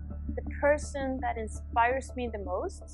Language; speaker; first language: English; non-native, fluent; Swedish